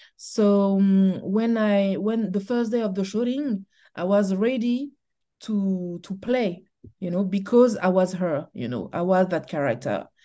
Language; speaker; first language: English; non-native, learner; French